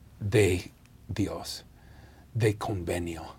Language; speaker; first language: Spanish; non-native, fluent; English